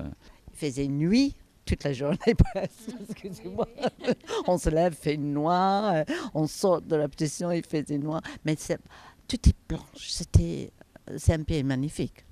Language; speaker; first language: French; non-native, fluent; English